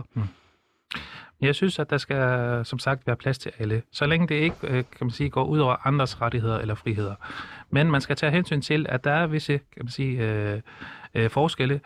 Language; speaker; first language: Danish; early bilingual, other home language; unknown